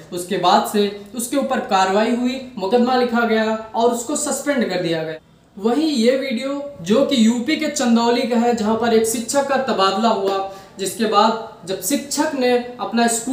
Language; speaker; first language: Hindi; native; Hindi